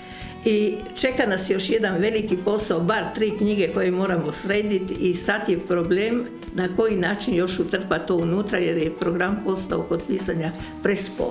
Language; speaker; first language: Croatian; native; Croatian